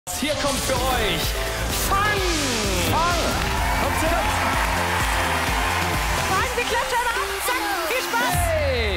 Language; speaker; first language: German; native; German